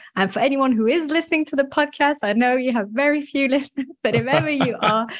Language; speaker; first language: English; non-native, fluent; French